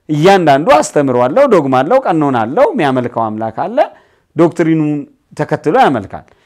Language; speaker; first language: Amharic; native; Amharic